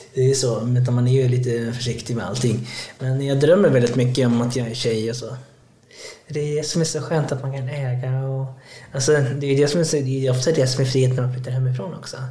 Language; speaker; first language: Swedish; early bilingual, other home language; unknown